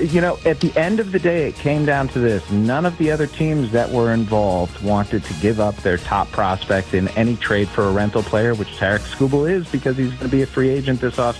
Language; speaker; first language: English; native; English